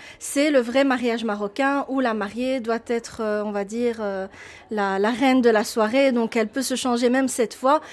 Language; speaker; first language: French; early bilingual, other home language; Arabic